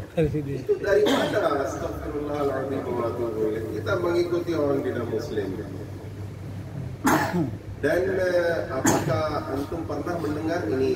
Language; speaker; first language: Indonesian; non-native, fluent; Urdu